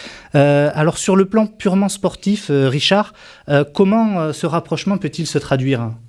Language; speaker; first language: French; native; French